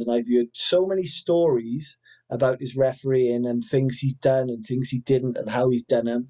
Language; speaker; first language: English; native; English